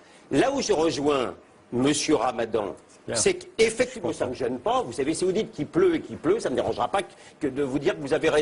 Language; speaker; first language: French; native; French